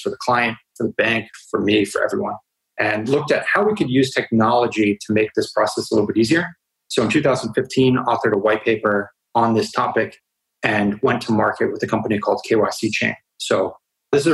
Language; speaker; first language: English; native; English